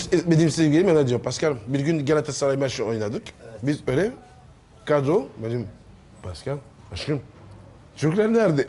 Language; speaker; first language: Turkish; non-native, learner; French